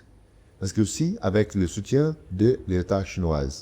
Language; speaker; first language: French; non-native, fluent; Portuguese